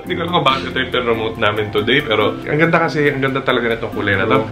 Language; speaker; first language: Filipino; native; Filipino